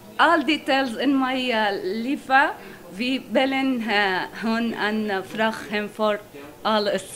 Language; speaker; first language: Dutch; non-native, learner; Arabic